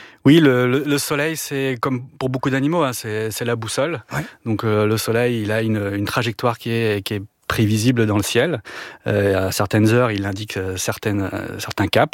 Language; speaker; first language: French; native; French